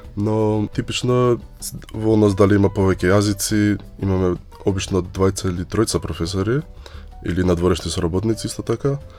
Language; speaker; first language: Macedonian; native; Macedonian